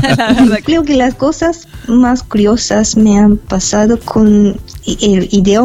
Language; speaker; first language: Spanish; non-native, fluent; Japanese